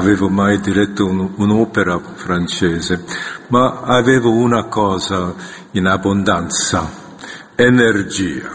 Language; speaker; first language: Italian; non-native, fluent; Korean